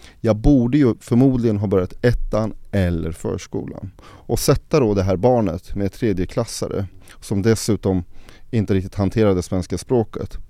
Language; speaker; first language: Swedish; early bilingual, other home language; Arabic